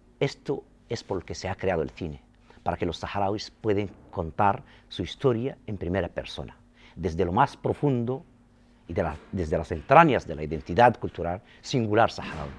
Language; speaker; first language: Spanish; non-native, local second language; Arabic